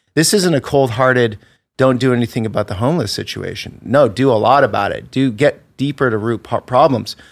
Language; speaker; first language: English; native; English